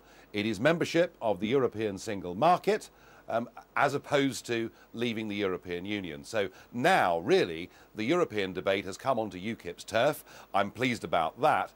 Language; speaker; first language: English; native; English